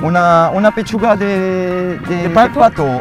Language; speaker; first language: Spanish; non-native, learner; French